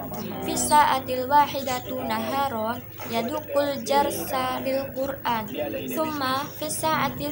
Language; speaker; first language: Arabic; non-native, learner; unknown